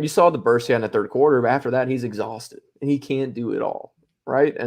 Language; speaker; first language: English; native; English